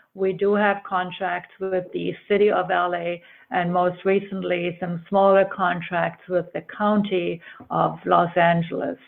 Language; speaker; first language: English; early bilingual, other home language; German